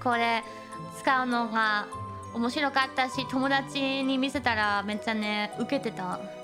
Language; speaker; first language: Japanese; non-native, fluent; German